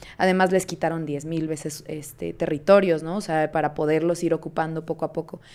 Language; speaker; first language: Spanish; native; Spanish